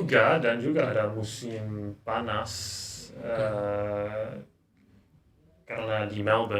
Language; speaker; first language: Indonesian; non-native, learner; English